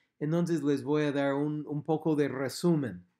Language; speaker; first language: Spanish; non-native, fluent; English